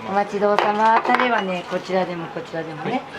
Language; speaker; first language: Japanese; native; Japanese